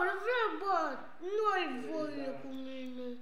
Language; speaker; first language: Romanian; non-native, learner; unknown